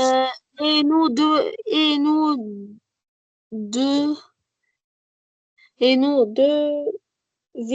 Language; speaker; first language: French; non-native, learner; Arabic